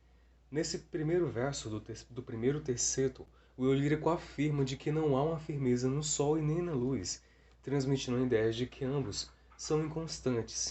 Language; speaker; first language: Portuguese; native; Portuguese